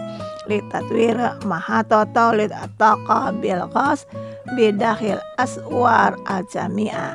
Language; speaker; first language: Arabic; non-native, learner; Indonesian